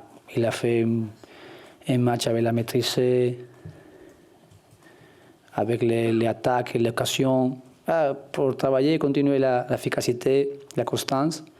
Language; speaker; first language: French; non-native, learner; Spanish